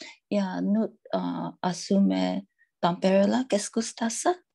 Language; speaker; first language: Finnish; non-native, learner; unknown